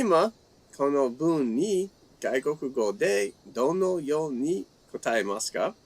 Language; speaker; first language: Japanese; non-native, fluent; English